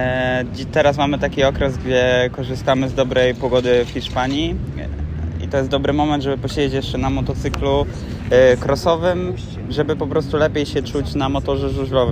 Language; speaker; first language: Polish; native; Polish